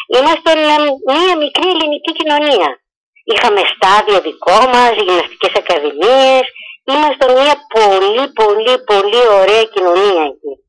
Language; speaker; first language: Greek; early bilingual, heritage; Greek